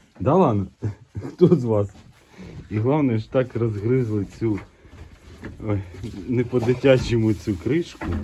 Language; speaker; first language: Ukrainian; native; Ukrainian